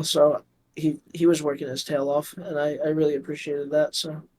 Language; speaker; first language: English; native; English